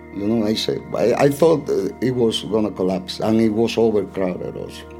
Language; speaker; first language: English; non-native, fluent; Spanish